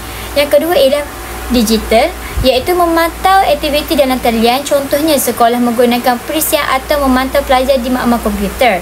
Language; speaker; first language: Malay; native; Malay